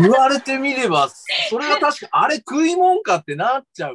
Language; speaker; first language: Japanese; native; Japanese